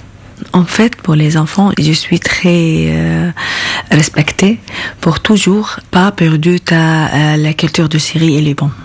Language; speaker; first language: French; non-native, learner; Arabic